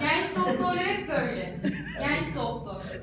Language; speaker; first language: Turkish; non-native, learner; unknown